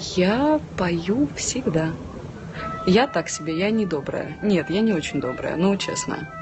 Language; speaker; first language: Russian; non-native, local second language; Ukrainian